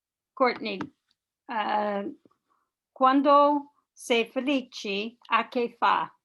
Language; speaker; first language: Italian; non-native, learner; English